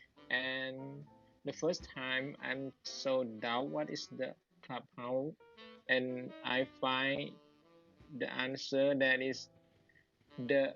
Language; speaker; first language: English; non-native, learner; Thai